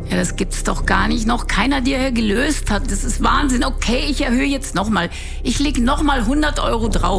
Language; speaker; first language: German; native; German